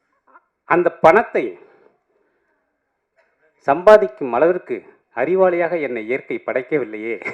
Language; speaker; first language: Tamil; native; Tamil